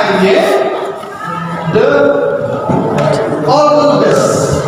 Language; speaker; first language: English; non-native, learner; Indonesian